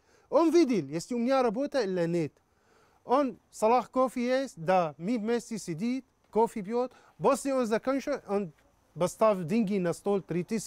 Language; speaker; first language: Russian; non-native, learner; Arabic